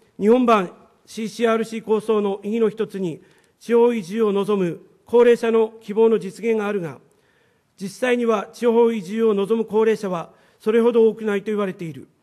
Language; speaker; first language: Japanese; native; Japanese